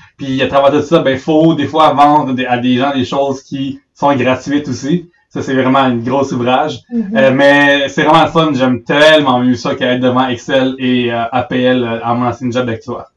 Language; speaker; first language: French; native; French